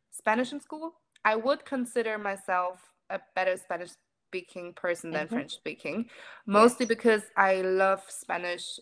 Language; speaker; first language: English; non-native, fluent; German